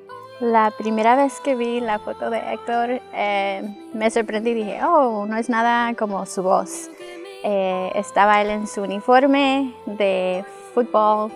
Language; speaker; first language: Spanish; early bilingual, other home language; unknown